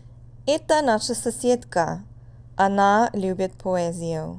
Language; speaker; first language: Russian; non-native, fluent; English